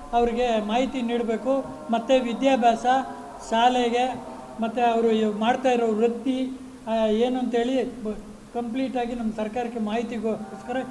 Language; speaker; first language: Kannada; non-native, local second language; Tamil